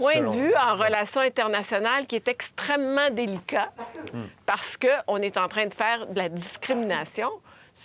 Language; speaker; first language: French; native; French